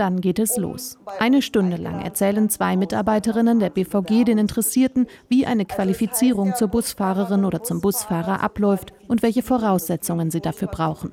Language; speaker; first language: German; native; German